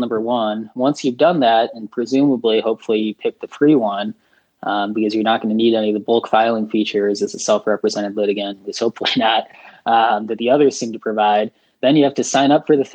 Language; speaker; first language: English; native; English